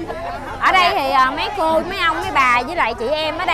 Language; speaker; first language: Vietnamese; native; Vietnamese